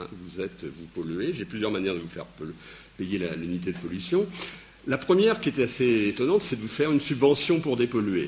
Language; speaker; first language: French; native; French